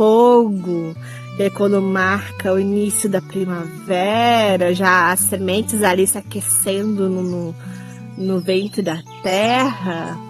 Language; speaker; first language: Portuguese; native; Portuguese